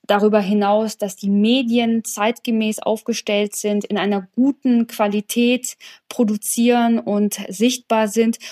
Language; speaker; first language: German; early bilingual, other home language; Polish